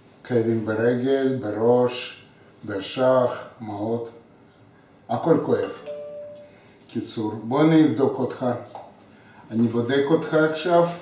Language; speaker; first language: Hebrew; native; Hebrew